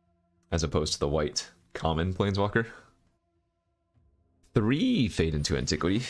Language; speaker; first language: English; native; English